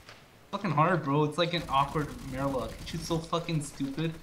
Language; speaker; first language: English; native; English